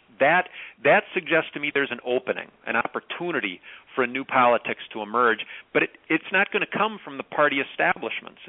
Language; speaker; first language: English; native; English